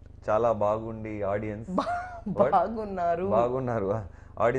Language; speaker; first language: Telugu; non-native, learner; Tamil